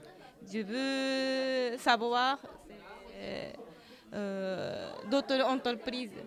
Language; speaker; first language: French; non-native, learner; Japanese